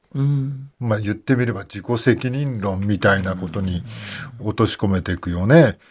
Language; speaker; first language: Japanese; native; Japanese